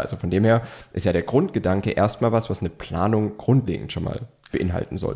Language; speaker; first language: German; native; German